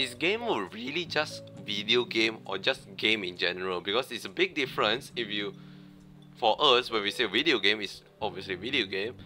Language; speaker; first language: English; non-native, learner; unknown